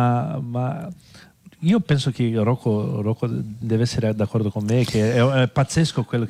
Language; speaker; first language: Italian; non-native, fluent; Portuguese